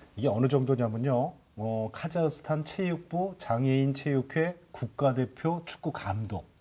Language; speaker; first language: Korean; native; Korean